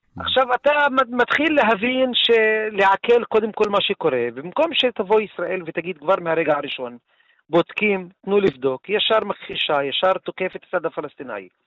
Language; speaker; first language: Hebrew; non-native, local second language; Arabic